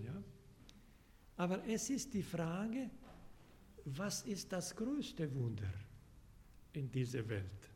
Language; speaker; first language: German; non-native, fluent; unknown